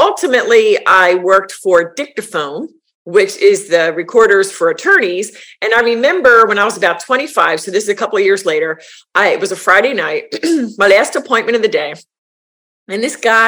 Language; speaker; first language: English; native; English